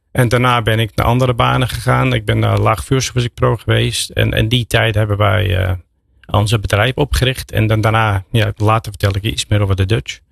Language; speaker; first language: Dutch; non-native, fluent; English